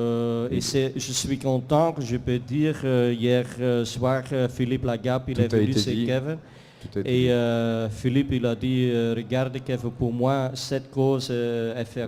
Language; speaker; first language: French; non-native, fluent; Dutch